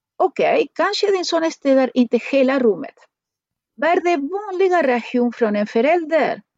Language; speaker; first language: Swedish; non-native, fluent; Spanish